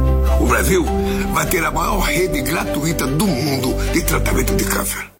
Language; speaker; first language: Portuguese; native; Portuguese